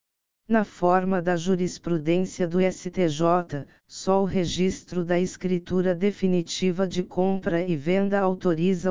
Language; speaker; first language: Portuguese; native; Portuguese